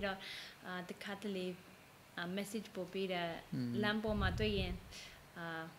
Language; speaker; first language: Burmese; non-native, learner; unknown